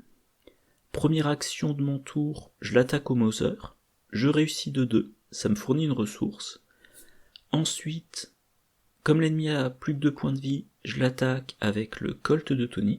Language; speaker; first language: French; native; French